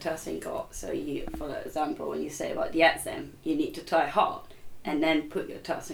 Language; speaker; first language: English; non-native, local second language; Malay